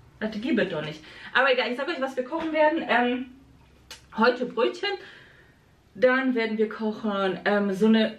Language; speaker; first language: German; early bilingual, other home language; Polish